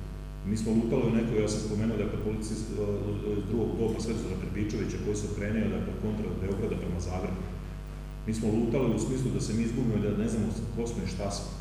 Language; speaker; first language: Serbian; native; Serbian